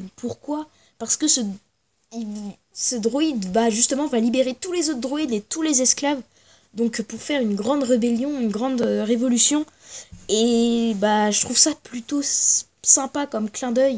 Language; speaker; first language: French; native; French